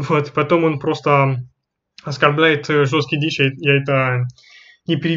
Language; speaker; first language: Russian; non-native, fluent; French